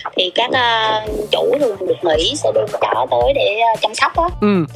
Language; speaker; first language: Vietnamese; native; Vietnamese